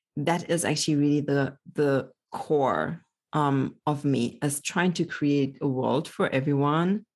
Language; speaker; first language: English; early bilingual, other home language; Polish